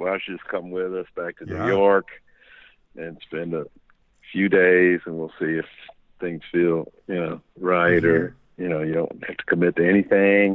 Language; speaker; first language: English; native; English